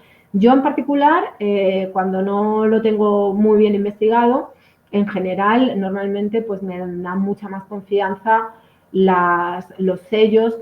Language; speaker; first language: Spanish; native; Spanish